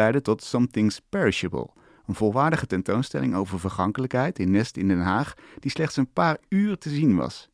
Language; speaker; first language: Dutch; native; Dutch